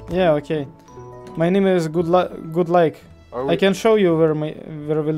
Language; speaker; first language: English; non-native, learner; Russian